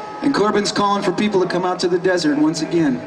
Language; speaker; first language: English; native; English